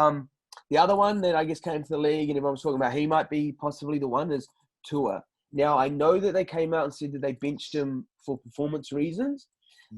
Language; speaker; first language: English; native; English